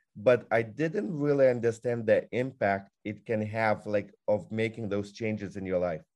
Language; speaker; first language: English; non-native, fluent; Lithuanian